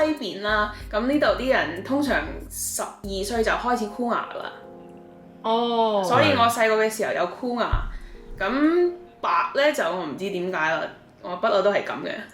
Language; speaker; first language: Cantonese; early bilingual, heritage; Cantonese